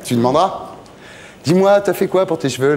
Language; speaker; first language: French; native; French